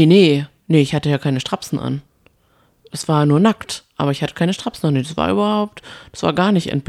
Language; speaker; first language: German; native; German